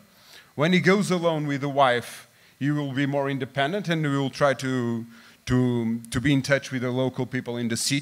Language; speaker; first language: English; non-native, fluent; Portuguese